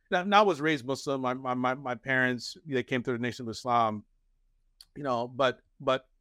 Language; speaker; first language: English; native; English